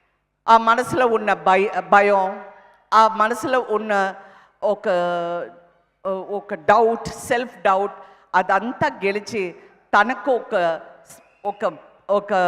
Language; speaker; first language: Telugu; non-native, fluent; Tamil